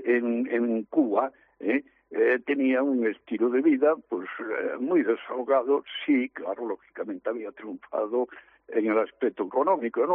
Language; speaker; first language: Spanish; native; Spanish